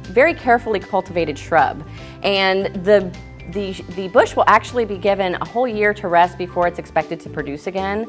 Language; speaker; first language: English; native; English